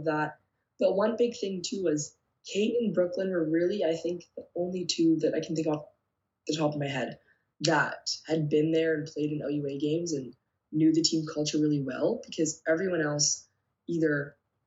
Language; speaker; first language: English; native; English